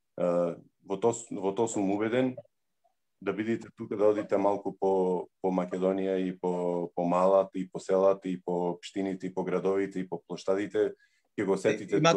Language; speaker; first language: Macedonian; early bilingual, heritage; Macedonian